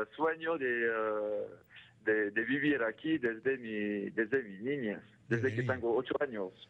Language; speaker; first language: Spanish; non-native, fluent; French